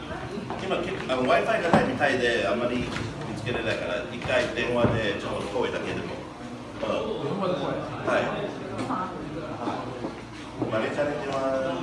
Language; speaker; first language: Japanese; non-native, learner; Chinese